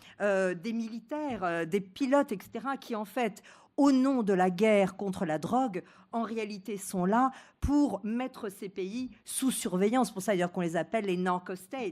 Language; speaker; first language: French; native; French